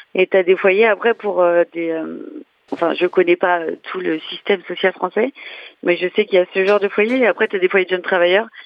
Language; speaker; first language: French; native; French